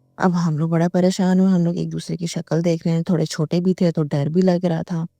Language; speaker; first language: Urdu; native; Urdu